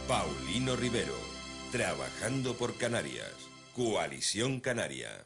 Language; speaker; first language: Spanish; native; Spanish